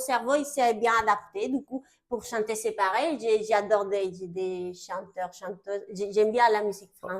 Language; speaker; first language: French; native; French